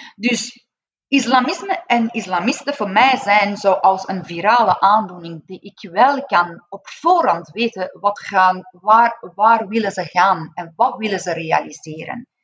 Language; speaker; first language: Dutch; non-native, fluent; Persian